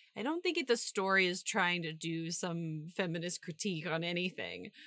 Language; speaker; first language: English; native; English